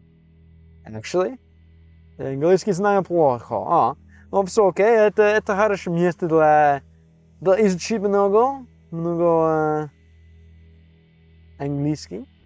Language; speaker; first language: Russian; non-native, learner; English